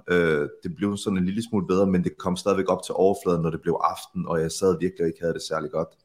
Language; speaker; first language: Danish; early bilingual, other home language; Arabic